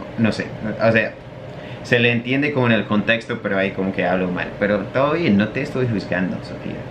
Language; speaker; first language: Spanish; non-native, fluent; English